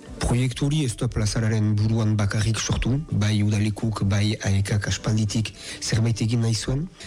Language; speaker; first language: Basque; native; Basque